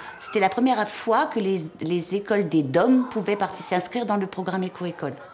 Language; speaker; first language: French; native; French